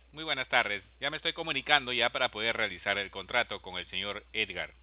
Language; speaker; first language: Spanish; native; Spanish